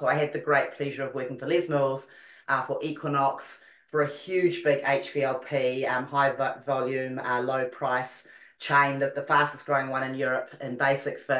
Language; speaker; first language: English; native; English